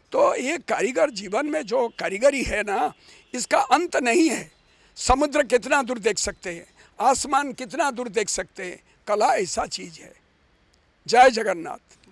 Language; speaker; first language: Hindi; non-native, local second language; Odia